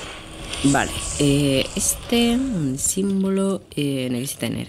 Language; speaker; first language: Spanish; native; Spanish